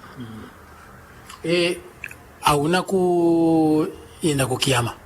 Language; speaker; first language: Shona; native; Shona